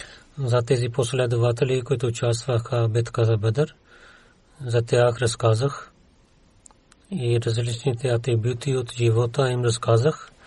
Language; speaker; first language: Bulgarian; non-native, learner; Urdu